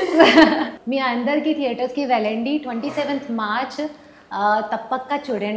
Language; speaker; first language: Telugu; non-native, learner; Hindi